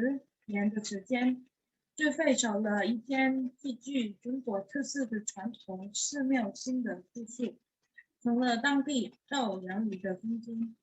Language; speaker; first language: Chinese; non-native, learner; Indonesian